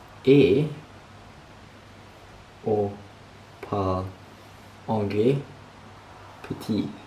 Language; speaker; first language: French; non-native, learner; German